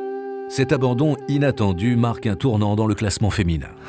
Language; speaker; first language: French; native; French